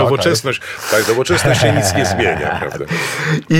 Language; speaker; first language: Polish; native; Polish